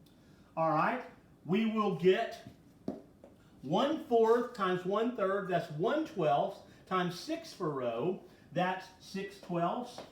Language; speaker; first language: English; native; English